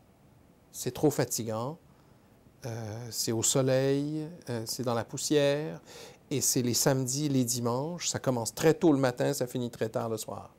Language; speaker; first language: French; native; French